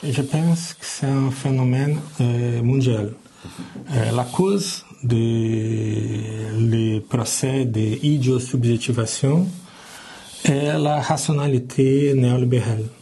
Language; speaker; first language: French; non-native, learner; Portuguese